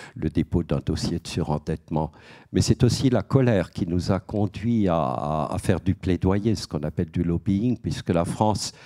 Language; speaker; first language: French; native; French